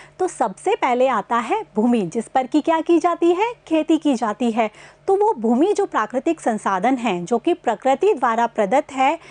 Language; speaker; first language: Hindi; native; Hindi